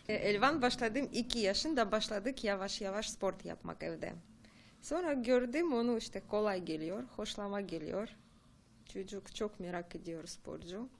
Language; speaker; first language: Turkish; non-native, learner; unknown